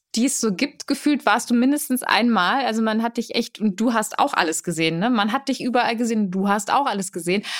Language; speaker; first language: German; early bilingual, other home language; Polish